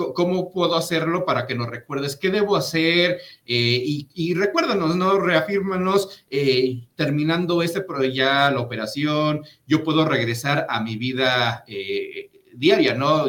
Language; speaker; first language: Spanish; native; Spanish